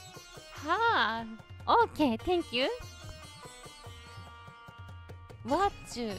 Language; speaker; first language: English; non-native, learner; Japanese